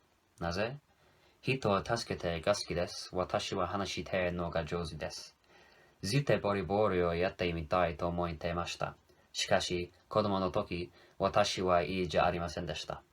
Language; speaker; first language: Japanese; non-native, learner; English